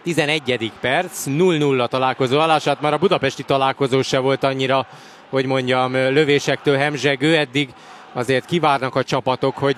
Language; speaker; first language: Hungarian; native; Hungarian